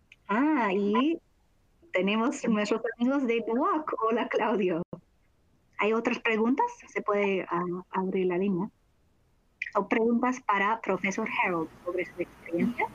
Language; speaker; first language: Spanish; non-native, fluent; English